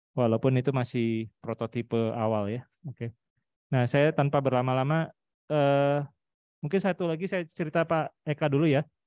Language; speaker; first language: Indonesian; native; Indonesian